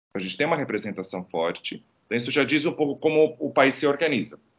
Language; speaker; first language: Portuguese; non-native, fluent; Croatian